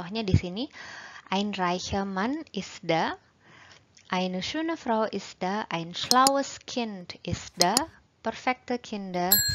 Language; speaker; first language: German; non-native, fluent; Indonesian